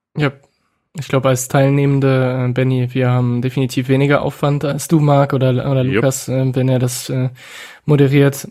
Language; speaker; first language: German; non-native, fluent; French